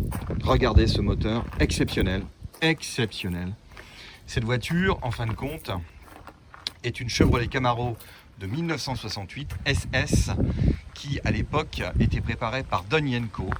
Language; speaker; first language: French; native; French